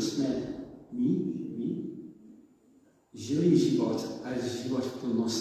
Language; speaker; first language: Czech; non-native, learner; English